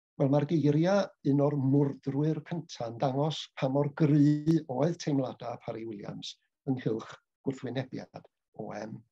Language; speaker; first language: Welsh; native; Welsh